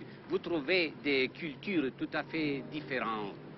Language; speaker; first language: French; non-native, fluent; Spanish